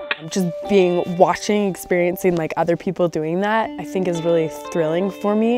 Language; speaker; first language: English; native; English